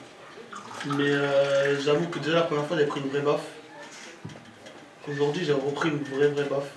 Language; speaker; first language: French; early bilingual, other home language; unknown